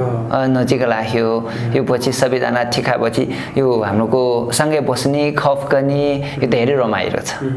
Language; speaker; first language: Nepali; non-native, learner; Chinese